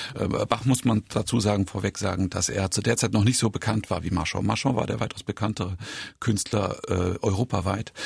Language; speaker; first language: German; native; German